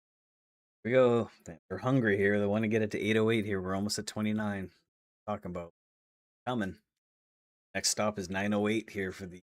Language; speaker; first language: English; native; English